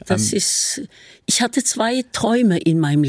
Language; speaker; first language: German; non-native, fluent; Norwegian